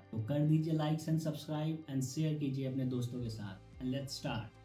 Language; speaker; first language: Hindi; native; Hindi